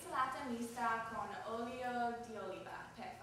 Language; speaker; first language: Italian; non-native, learner; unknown